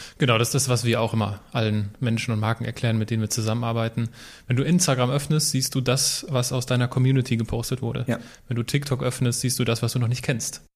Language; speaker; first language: German; native; German